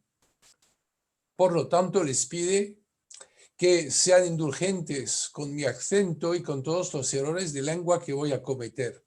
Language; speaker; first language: Spanish; non-native, fluent; French